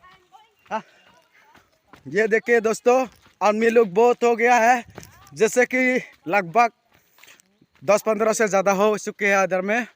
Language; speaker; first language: Hindi; non-native, local second language; Chakma